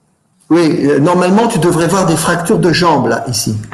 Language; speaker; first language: French; native; French